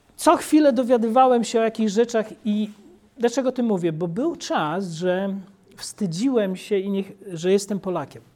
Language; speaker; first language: Polish; native; Polish